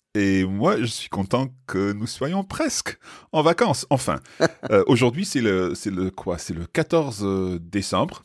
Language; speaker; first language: French; non-native, fluent; English